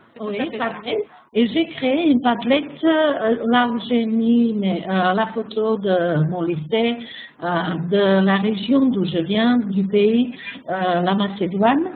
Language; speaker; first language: French; non-native, fluent; Macedonian